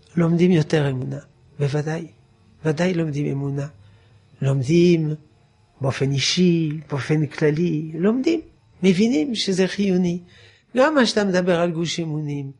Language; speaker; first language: Hebrew; non-native, fluent; French